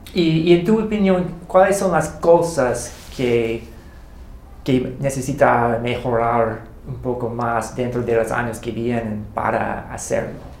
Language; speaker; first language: Spanish; non-native, learner; English